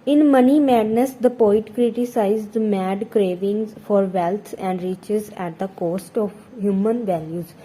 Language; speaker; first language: English; non-native, local second language; Punjabi